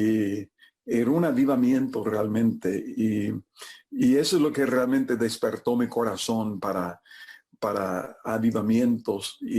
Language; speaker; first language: Spanish; non-native, fluent; English